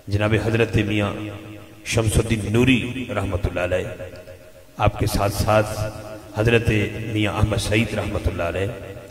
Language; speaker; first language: Urdu; non-native, local second language; Punjabi